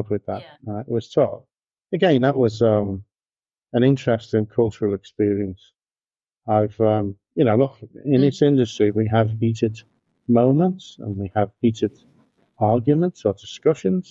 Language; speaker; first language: English; native; English